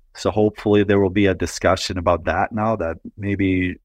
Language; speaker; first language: English; non-native, fluent; Swedish